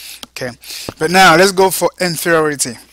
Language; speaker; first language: English; non-native, fluent; French